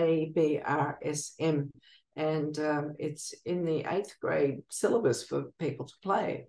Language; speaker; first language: English; native; English